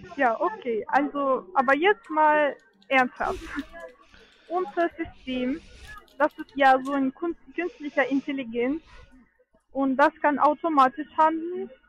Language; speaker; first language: German; non-native, fluent; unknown